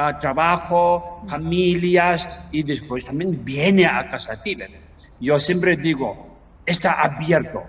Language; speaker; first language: Spanish; non-native, learner; Tibetan